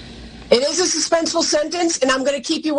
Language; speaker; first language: English; native; English